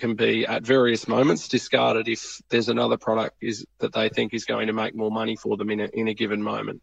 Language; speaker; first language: English; native; English